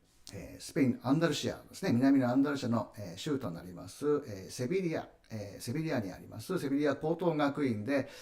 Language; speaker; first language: Japanese; native; Japanese